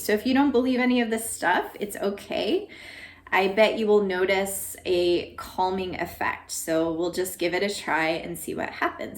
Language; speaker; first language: English; native; English